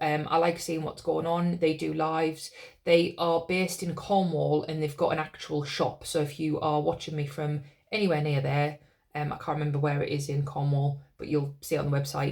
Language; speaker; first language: English; native; English